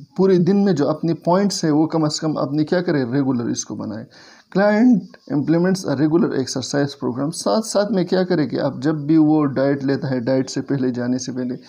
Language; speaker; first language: Hindi; native; Hindi